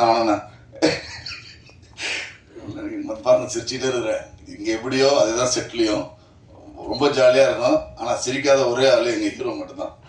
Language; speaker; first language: Tamil; native; Tamil